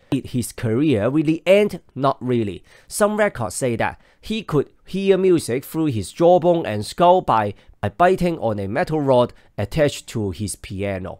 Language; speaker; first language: English; non-native, local second language; Cantonese